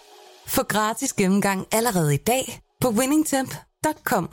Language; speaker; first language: Danish; native; Danish